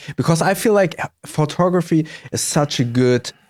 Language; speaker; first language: English; early bilingual, heritage; German